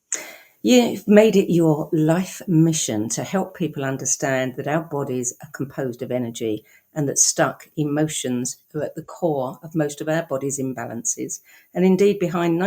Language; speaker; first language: English; native; English